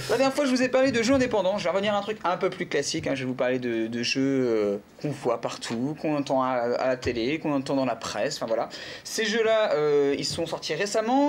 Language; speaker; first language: French; native; French